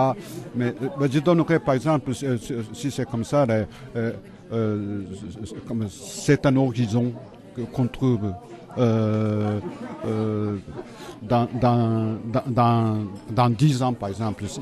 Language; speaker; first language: French; non-native, fluent; Japanese